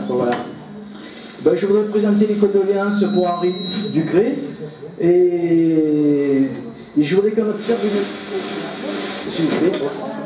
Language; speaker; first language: French; native; French